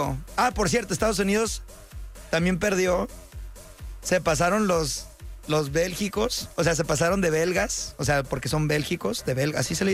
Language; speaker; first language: Spanish; native; Spanish